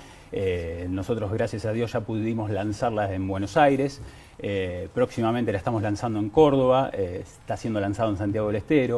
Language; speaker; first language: Spanish; native; Spanish